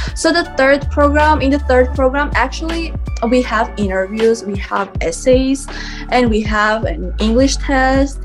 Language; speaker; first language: English; non-native, fluent; Armenian